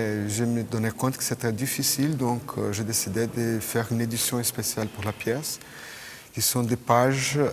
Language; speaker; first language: French; non-native, fluent; Portuguese